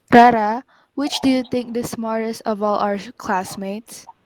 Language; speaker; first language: English; non-native, learner; Indonesian